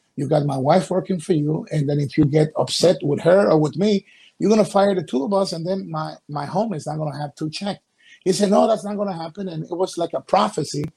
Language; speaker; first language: English; early bilingual, other home language; Spanish